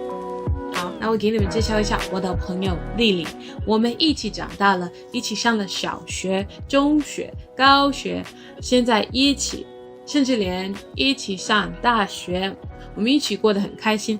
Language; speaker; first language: Chinese; non-native, learner; English